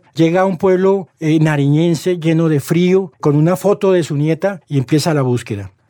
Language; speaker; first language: Spanish; native; Spanish